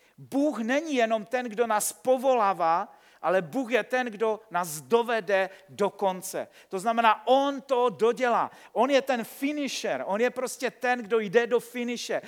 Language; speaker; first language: Czech; native; Czech